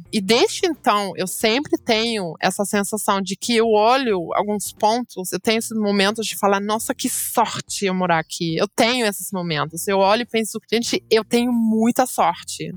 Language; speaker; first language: Portuguese; non-native, fluent; German